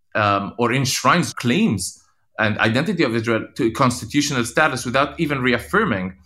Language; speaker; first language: English; non-native, fluent; Arabic